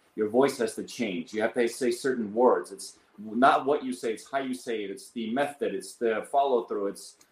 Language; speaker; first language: English; early bilingual, other home language; Armenian